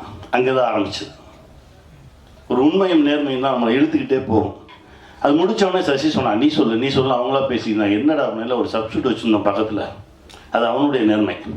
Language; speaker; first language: Tamil; native; Tamil